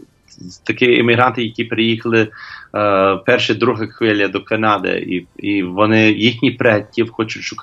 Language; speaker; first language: Ukrainian; non-native, learner; English